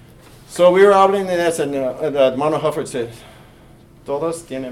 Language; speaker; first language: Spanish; early bilingual, heritage; English